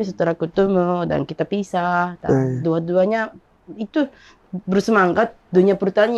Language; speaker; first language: Indonesian; non-native, fluent; Japanese